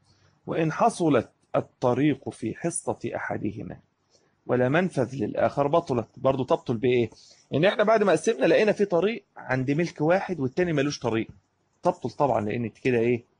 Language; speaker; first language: Arabic; native; Arabic